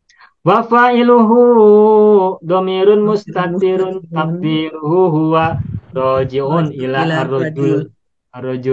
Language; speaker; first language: Arabic; non-native, fluent; Indonesian